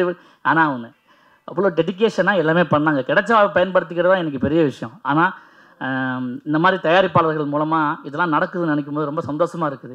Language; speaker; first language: Tamil; native; Tamil